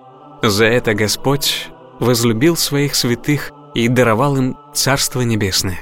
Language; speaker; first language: Russian; native; Russian